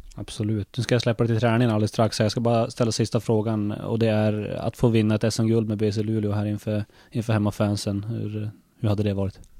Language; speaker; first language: Swedish; native; Swedish